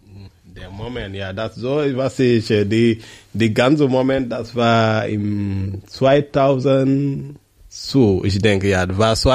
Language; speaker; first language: German; non-native, learner; French